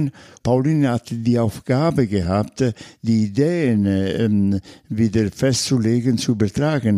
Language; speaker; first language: German; non-native, fluent; Italian